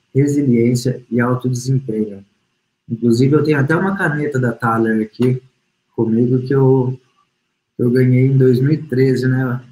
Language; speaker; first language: Portuguese; native; Portuguese